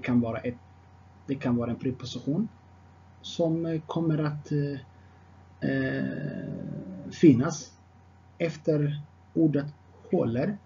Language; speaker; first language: Swedish; non-native, fluent; Tigrinya